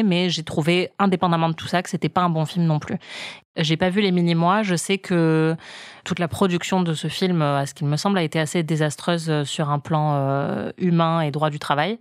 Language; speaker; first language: French; native; French